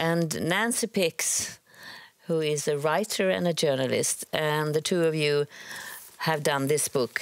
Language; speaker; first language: English; non-native, fluent; Swedish